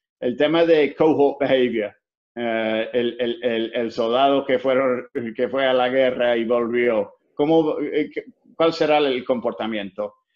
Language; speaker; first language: Spanish; non-native, fluent; English